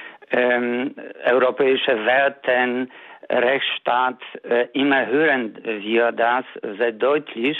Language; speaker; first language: German; non-native, fluent; Polish